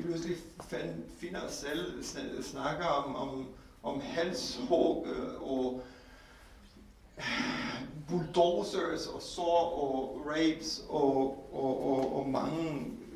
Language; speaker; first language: Danish; non-native, fluent; Hebrew